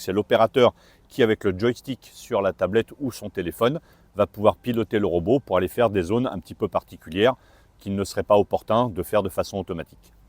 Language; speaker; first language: French; native; French